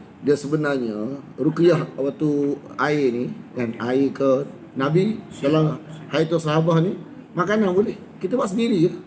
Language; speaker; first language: Malay; native; Malay